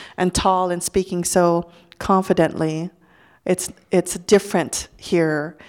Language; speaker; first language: English; early bilingual, other home language; Lao